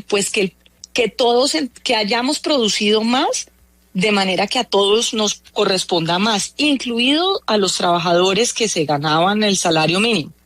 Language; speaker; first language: Spanish; native; Spanish